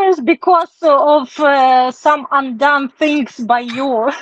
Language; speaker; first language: English; non-native, learner; Ukrainian